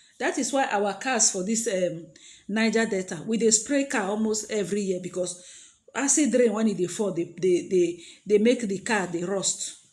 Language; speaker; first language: Nigerian Pidgin; native; Nigerian Pidgin